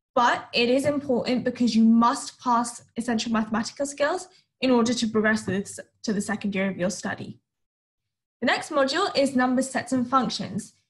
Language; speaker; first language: English; native; English